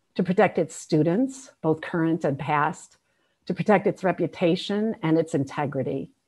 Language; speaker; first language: English; native; English